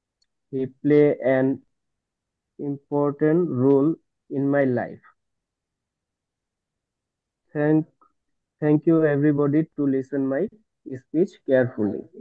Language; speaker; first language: English; non-native, learner; Bangla